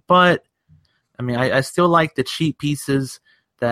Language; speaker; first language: English; native; English